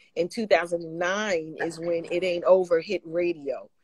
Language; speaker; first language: English; native; English